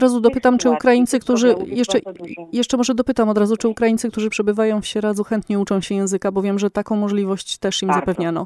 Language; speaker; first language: Polish; native; Polish